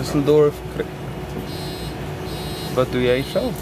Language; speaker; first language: German; non-native, learner; Dutch